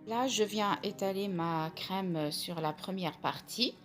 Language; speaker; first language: French; non-native, local second language; Arabic